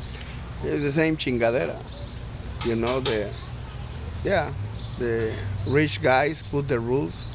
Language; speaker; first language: English; non-native, learner; Spanish